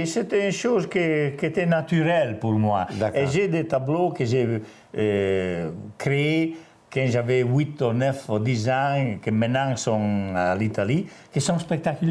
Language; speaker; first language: French; non-native, fluent; Italian